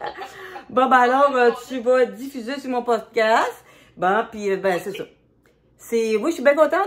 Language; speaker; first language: French; native; French